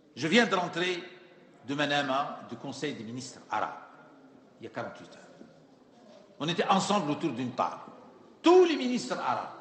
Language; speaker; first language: French; non-native, local second language; Arabic